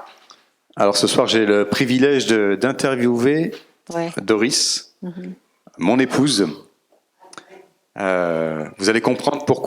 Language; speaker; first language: French; native; French